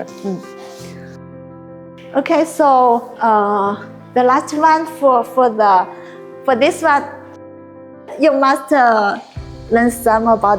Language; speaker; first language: English; non-native, learner; Chinese